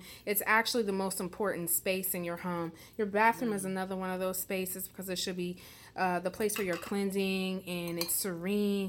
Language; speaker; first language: English; native; English